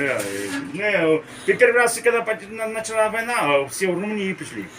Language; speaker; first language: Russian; early bilingual, heritage; Russian